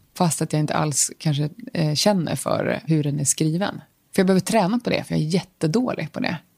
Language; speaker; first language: Swedish; native; Swedish